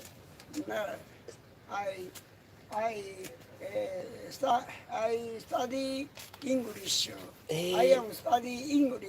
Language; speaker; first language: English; non-native, learner; Japanese